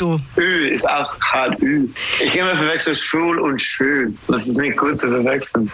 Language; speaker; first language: German; non-native, learner; English